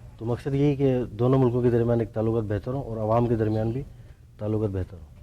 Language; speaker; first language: Urdu; native; Urdu